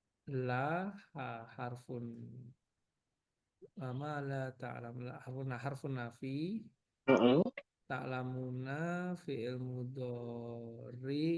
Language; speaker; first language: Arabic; non-native, learner; Indonesian